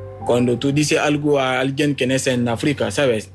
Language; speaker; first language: Spanish; non-native, learner; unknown